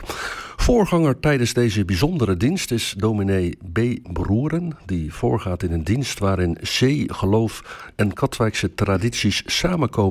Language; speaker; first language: Dutch; native; Dutch